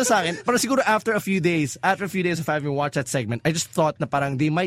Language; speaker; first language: English; non-native, local second language; Filipino